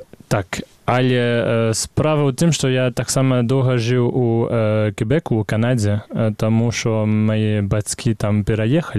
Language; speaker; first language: Belarusian; non-native, fluent; French